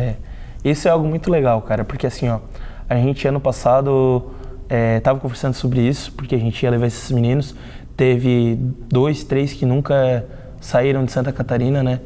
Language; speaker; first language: Portuguese; native; Portuguese